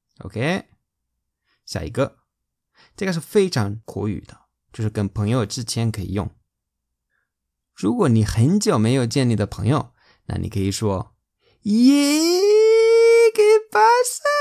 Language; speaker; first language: Chinese; non-native, fluent; Spanish